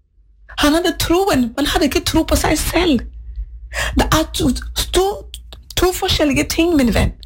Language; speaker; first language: Norwegian; non-native, fluent; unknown